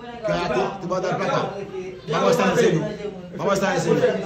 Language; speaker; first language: Spanish; non-native, fluent; Haitian Creole